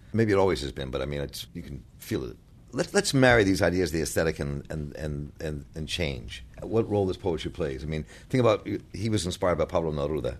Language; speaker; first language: English; native; English